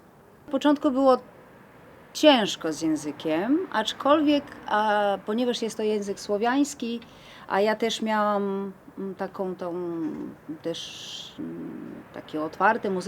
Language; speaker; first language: Polish; non-native, fluent; Bulgarian